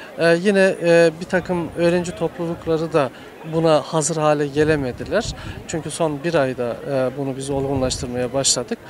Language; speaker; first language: Turkish; native; Turkish